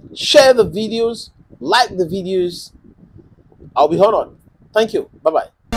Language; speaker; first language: English; non-native, local second language; French